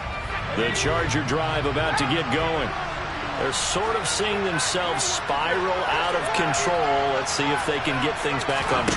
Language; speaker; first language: English; native; English